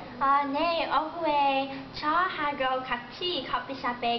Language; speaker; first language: Korean; non-native, learner; English